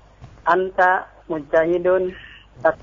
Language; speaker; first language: Arabic; non-native, learner; Indonesian